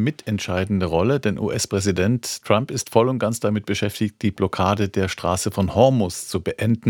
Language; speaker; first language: German; native; German